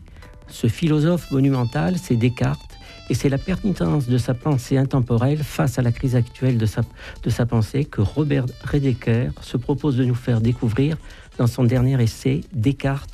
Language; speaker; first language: French; native; French